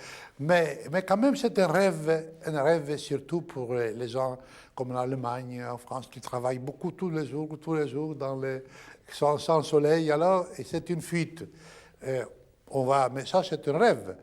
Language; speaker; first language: French; non-native, fluent; Greek